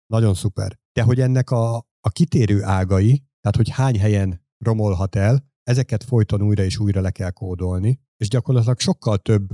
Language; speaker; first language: Hungarian; native; Hungarian